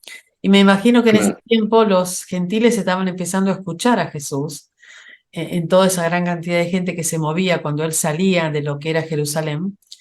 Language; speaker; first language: Spanish; native; Spanish